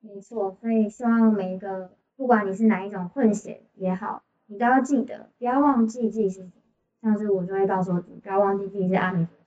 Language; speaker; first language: Chinese; native; Chinese